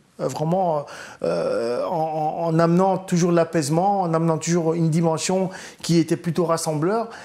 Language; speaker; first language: French; early bilingual, other home language; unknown